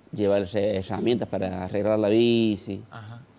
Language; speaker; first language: Spanish; native; Spanish